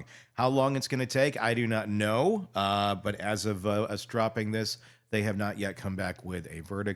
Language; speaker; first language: English; native; English